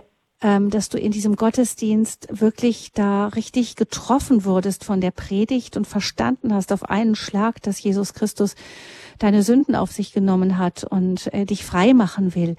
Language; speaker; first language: German; native; German